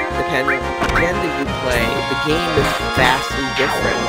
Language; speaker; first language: English; native; English